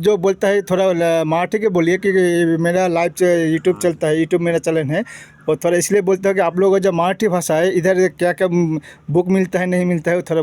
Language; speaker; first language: Hindi; non-native, local second language; Bangla